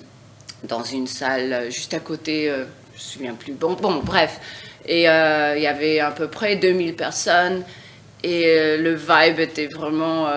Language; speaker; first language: French; non-native, fluent; Russian